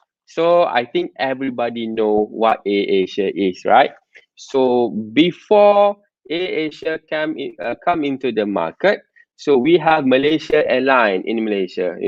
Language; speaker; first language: English; non-native, local second language; Malay